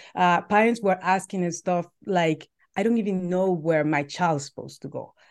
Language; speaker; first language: English; non-native, fluent; Spanish